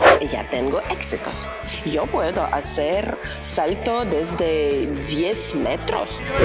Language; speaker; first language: Spanish; non-native, learner; Russian